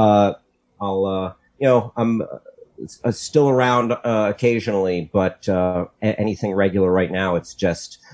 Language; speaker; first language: English; native; English